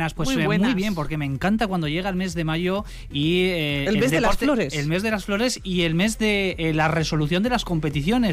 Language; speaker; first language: Spanish; native; Spanish